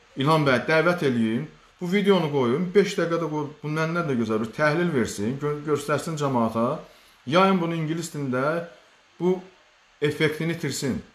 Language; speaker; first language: Azerbaijani; native; Azerbaijani